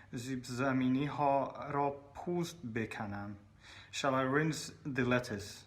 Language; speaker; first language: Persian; non-native, learner; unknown